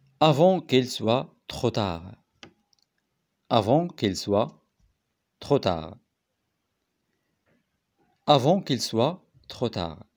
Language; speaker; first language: French; non-native, local second language; Arabic